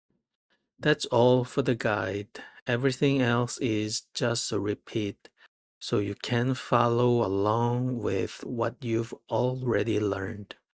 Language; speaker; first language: English; non-native, fluent; Korean